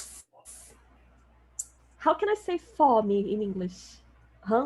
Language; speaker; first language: English; non-native, learner; Portuguese